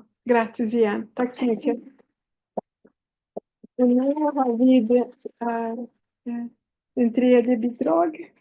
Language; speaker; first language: Swedish; non-native, fluent; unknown